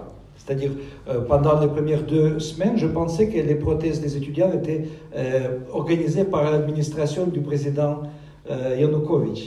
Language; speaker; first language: French; non-native, fluent; Russian